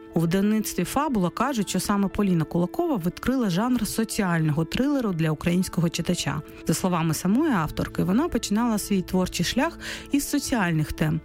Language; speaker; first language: Ukrainian; native; Ukrainian